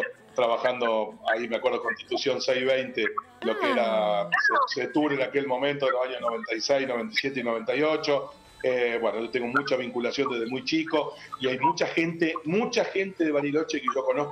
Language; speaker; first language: Spanish; native; Spanish